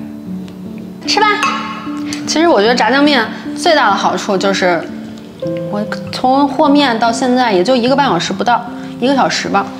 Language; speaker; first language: Chinese; native; Chinese